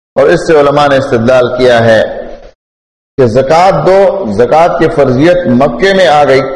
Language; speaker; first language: Urdu; non-native, local second language; Pashto